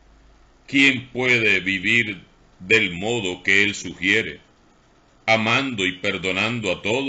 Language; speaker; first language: Spanish; native; Spanish